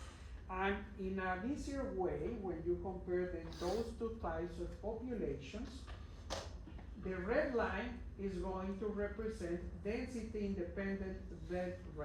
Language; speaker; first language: English; non-native, fluent; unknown